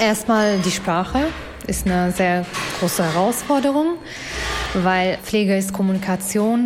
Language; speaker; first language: German; non-native, fluent; Albanian